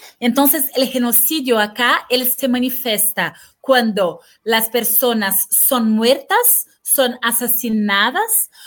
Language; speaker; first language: Spanish; non-native, fluent; Portuguese